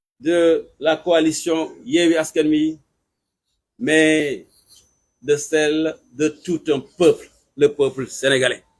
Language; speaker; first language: French; non-native, local second language; Wolof